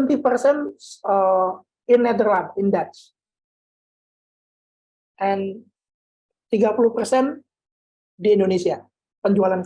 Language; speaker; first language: English; non-native, learner; Indonesian